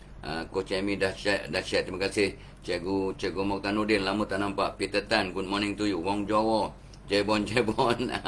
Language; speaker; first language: Malay; native; Malay